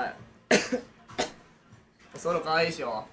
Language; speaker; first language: Japanese; native; Japanese